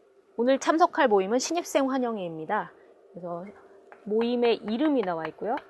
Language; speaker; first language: Korean; native; Korean